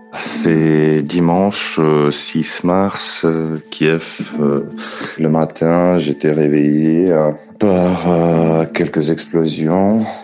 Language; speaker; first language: French; non-native, fluent; Ukrainian